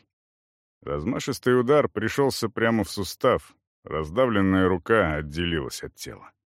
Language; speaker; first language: Russian; native; Russian